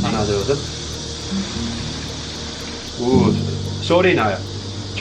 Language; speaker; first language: Korean; non-native, learner; Dutch